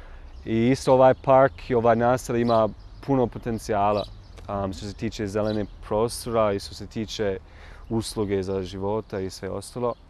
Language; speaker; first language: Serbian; non-native, learner; English